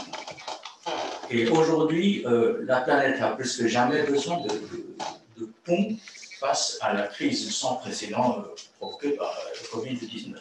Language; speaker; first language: French; non-native, fluent; Chinese